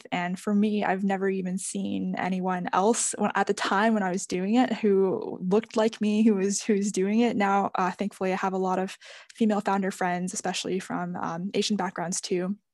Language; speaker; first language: English; native; English